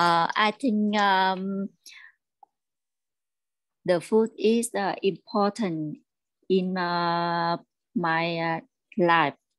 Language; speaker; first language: English; non-native, learner; Vietnamese